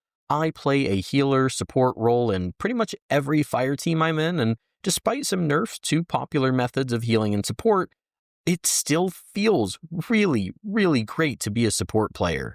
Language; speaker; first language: English; native; English